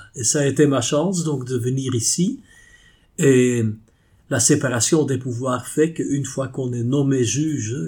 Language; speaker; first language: French; non-native, fluent; Dutch